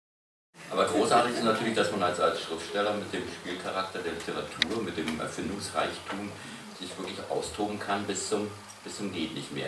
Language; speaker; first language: German; native; German